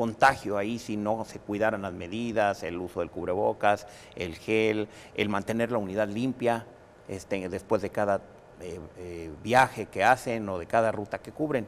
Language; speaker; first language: Spanish; native; Spanish